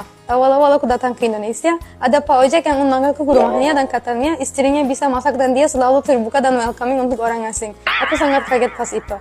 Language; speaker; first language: Indonesian; non-native, fluent; Turkish